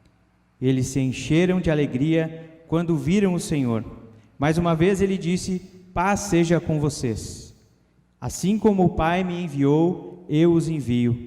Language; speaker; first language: Portuguese; native; Portuguese